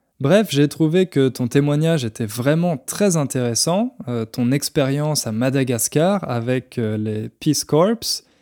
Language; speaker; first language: French; native; French